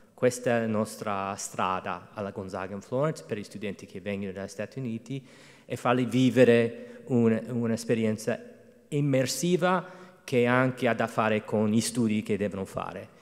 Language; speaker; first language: Italian; non-native, fluent; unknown